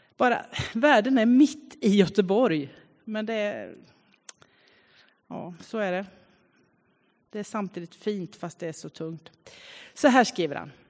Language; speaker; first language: Swedish; native; Swedish